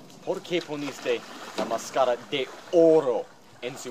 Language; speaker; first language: Spanish; non-native, learner; English